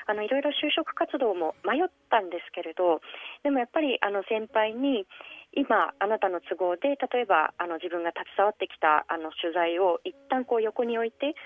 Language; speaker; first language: Japanese; native; Japanese